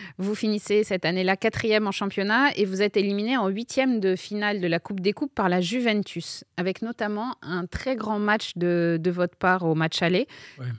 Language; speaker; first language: French; native; French